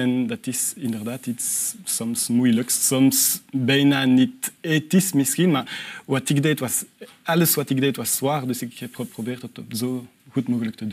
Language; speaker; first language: Dutch; non-native, local second language; French